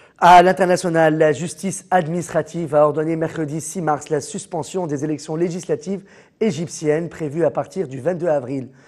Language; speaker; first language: French; non-native, local second language; Arabic